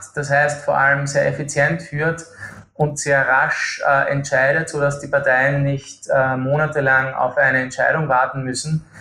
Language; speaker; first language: German; native; German